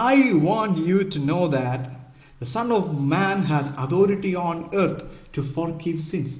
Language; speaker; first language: English; non-native, local second language; Malayalam